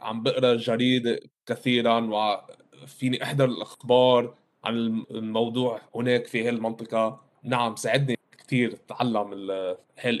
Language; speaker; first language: Arabic; early bilingual, heritage; Arabic